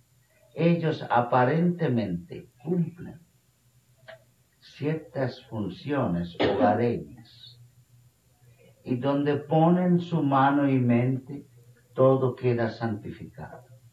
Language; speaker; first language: Spanish; non-native, fluent; Bangla